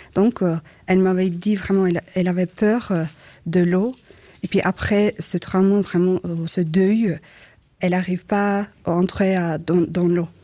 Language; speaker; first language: French; non-native, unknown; Turkish